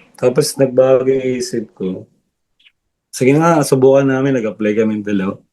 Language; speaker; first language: Filipino; non-native, local second language; Bikol